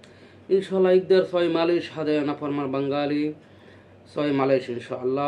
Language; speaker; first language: Arabic; non-native, learner; Bangla